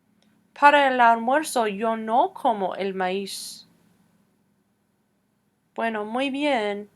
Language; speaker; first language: Spanish; non-native, fluent; English